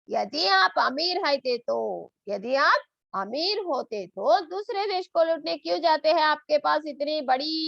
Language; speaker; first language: Hindi; non-native, local second language; Telugu